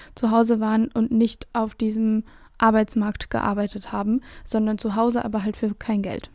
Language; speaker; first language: German; native; German